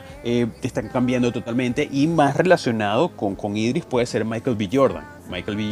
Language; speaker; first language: Spanish; native; Spanish